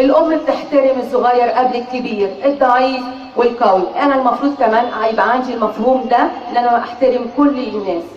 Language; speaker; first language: Arabic; native; Arabic